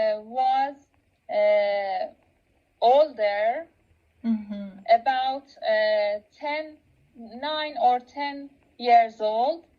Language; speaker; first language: English; non-native, local second language; Persian